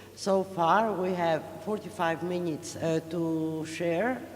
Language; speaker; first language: English; non-native, fluent; Greek